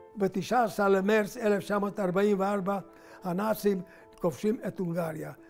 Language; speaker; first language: Hebrew; non-native, fluent; Hungarian